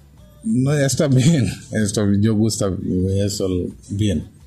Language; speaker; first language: Spanish; non-native, learner; Bangla